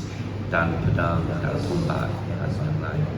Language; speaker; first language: Indonesian; non-native, learner; English